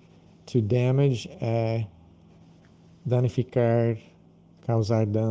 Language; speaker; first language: Portuguese; non-native, fluent; English